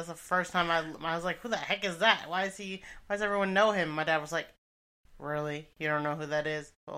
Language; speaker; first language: English; native; English